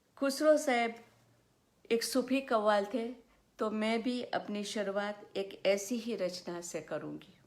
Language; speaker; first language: Hindi; non-native, local second language; Gujarati